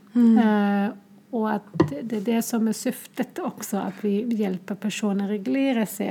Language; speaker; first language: Swedish; non-native, fluent; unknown